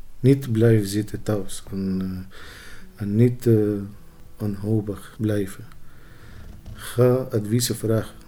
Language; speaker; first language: Dutch; non-native, learner; Arabic